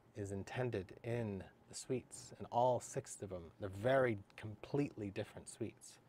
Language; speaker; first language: English; native; English